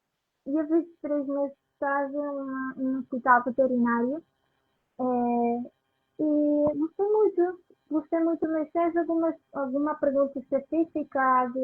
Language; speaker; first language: Portuguese; non-native, fluent; Spanish